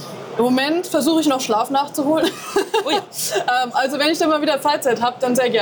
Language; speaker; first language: German; native; German